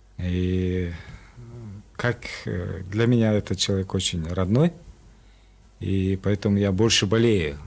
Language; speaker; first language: Russian; non-native, local second language; Kyrgyz